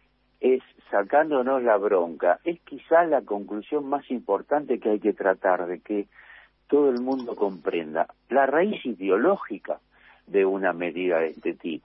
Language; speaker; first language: Spanish; native; Spanish